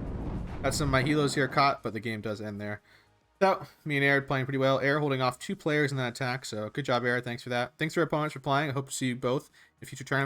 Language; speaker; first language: English; native; English